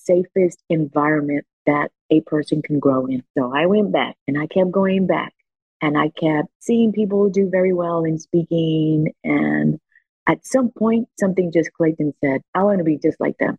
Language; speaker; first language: English; early bilingual, other home language; Spanish